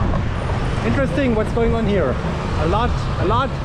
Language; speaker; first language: English; non-native, fluent; German